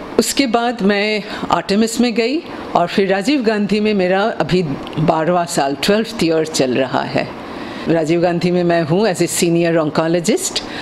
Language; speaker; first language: Hindi; non-native, local second language; Bangla